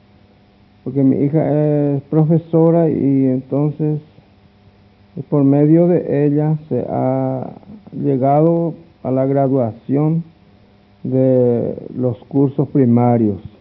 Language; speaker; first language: Spanish; non-native, local second language; Guarani